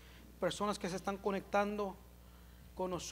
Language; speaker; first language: Spanish; early bilingual, heritage; Spanish